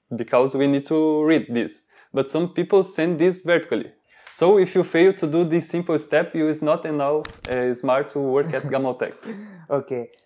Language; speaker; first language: English; non-native, learner; Portuguese